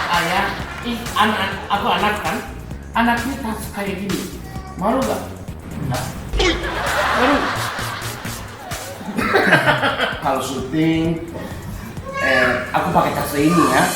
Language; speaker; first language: Indonesian; non-native, fluent; Japanese